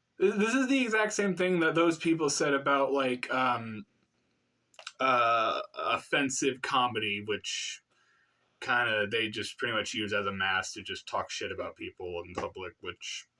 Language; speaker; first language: English; native; English